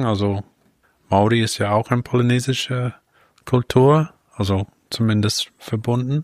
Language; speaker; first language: German; non-native, fluent; English